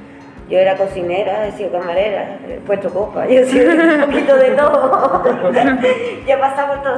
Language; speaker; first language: Spanish; native; Spanish